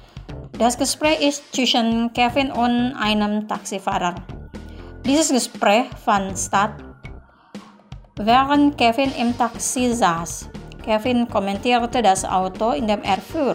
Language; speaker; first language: German; non-native, fluent; Indonesian